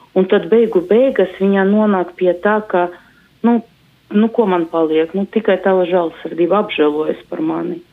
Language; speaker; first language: Latvian; non-native, local second language; Russian